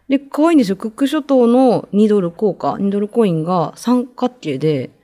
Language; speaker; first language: Japanese; native; Japanese